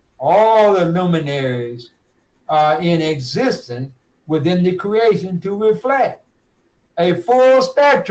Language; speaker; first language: English; native; English